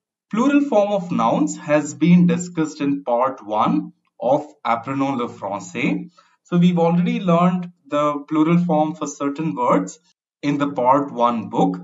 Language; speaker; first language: English; non-native, local second language; Tamil